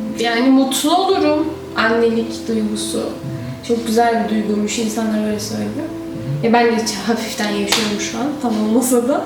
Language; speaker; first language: Turkish; native; Turkish